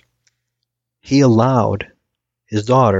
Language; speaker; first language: English; early bilingual, other home language; Assyrian Neo-Aramaic